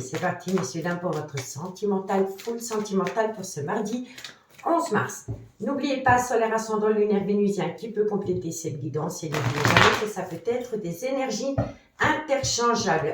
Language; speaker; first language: French; native; French